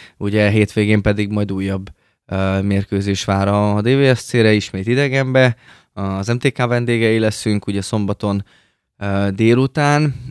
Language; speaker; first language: Hungarian; native; Hungarian